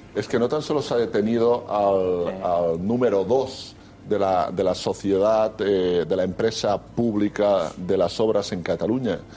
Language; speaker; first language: Spanish; native; Spanish